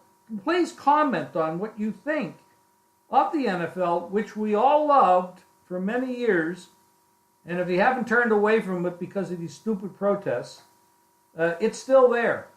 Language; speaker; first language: English; native; English